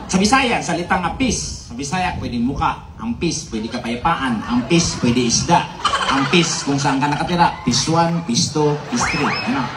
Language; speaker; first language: Filipino; non-native, local second language; Cebuano